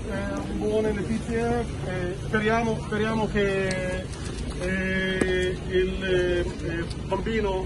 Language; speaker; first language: Italian; non-native, learner; Hebrew